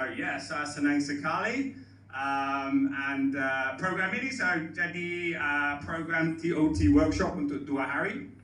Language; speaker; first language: Indonesian; non-native, learner; English